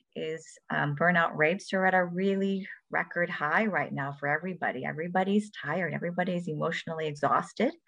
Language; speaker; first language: English; native; English